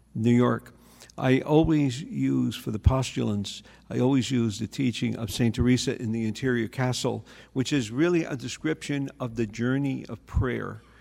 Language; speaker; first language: English; native; English